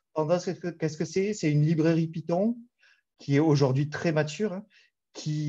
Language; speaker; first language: French; native; French